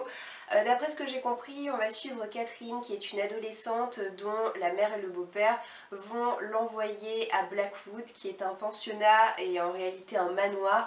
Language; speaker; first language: French; native; French